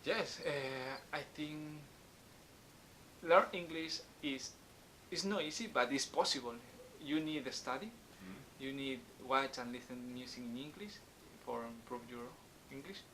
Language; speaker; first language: English; non-native, learner; Spanish